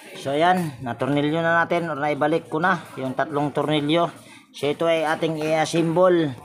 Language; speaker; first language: Filipino; non-native, local second language; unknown